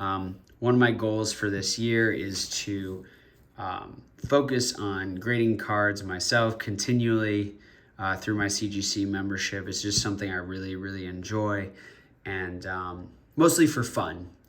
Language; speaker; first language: English; native; English